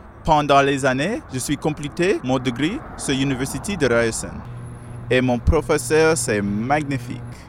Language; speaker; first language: French; non-native, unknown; English